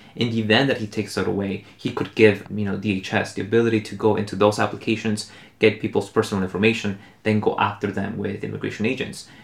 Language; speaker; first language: English; early bilingual, other home language; Spanish